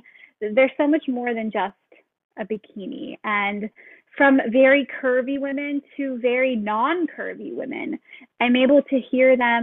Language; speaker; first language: English; native; English